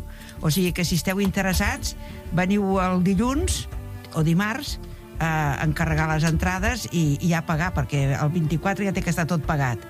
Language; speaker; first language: Catalan; native; Catalan